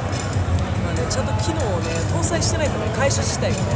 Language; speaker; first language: Japanese; native; Japanese